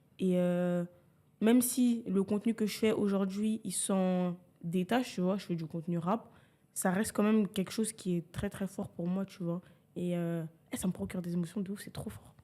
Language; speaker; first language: French; early bilingual, other home language; Haitian Creole